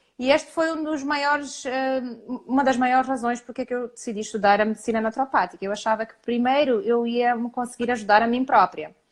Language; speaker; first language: Portuguese; early bilingual, heritage; Portuguese